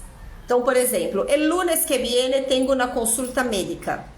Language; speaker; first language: Spanish; non-native, fluent; Portuguese